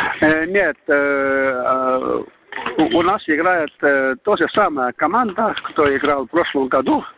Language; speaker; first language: Russian; non-native, learner; Estonian